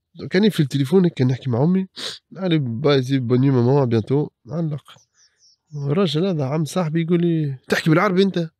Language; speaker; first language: Arabic; early bilingual, other home language; French